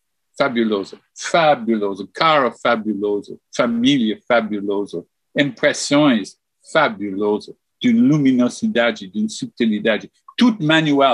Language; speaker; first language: Portuguese; non-native, fluent; English